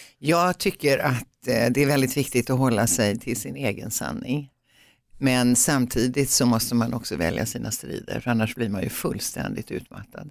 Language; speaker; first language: Swedish; native; Swedish